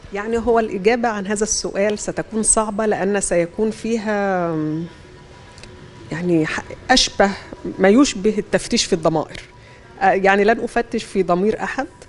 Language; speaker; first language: Arabic; native; Arabic